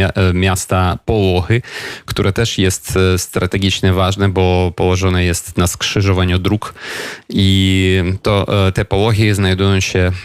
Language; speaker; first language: Polish; non-native, fluent; Ukrainian